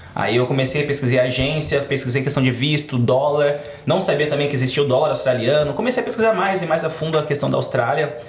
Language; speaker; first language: Portuguese; native; Portuguese